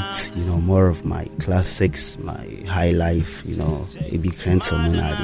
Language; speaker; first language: English; non-native, local second language; Akan